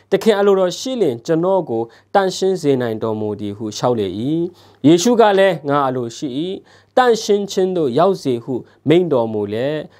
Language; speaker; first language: Burmese; non-native, local second language; S'gaw Karen